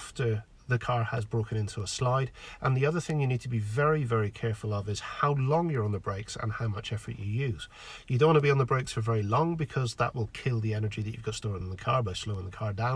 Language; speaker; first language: English; native; English